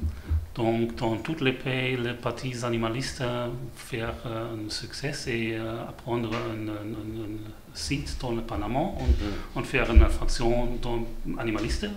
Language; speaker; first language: French; non-native, learner; German